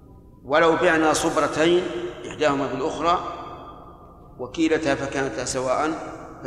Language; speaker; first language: Arabic; native; Arabic